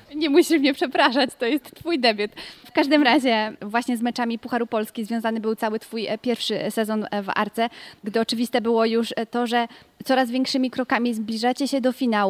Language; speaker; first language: Polish; native; Polish